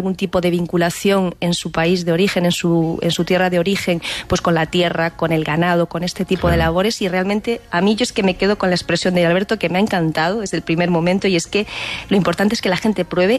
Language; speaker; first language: Spanish; native; Spanish